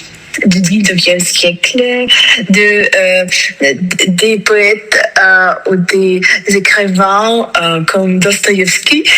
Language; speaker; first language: French; non-native, fluent; Russian